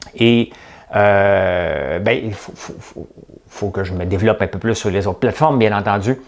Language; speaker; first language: French; native; French